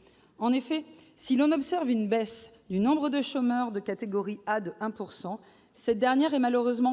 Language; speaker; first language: French; native; French